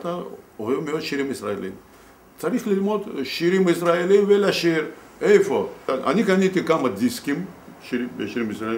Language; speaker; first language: Hebrew; non-native, learner; Russian